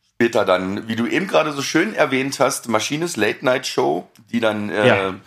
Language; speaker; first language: German; native; German